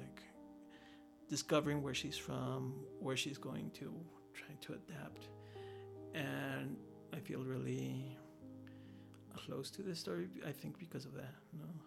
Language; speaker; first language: English; early bilingual, other home language; Spanish